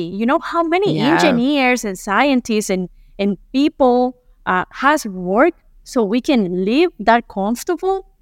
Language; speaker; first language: English; non-native, fluent; Spanish